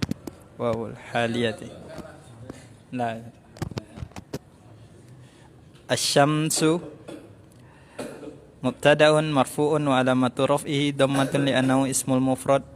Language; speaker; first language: Arabic; non-native, learner; Indonesian